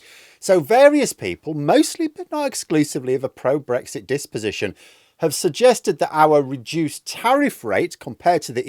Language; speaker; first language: English; native; English